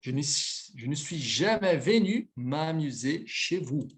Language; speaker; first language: French; non-native, fluent; Portuguese